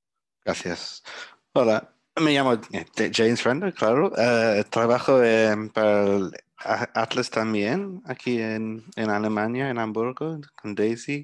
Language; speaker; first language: Spanish; early bilingual, heritage; Spanish